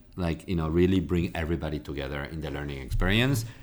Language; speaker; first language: English; non-native, fluent; Spanish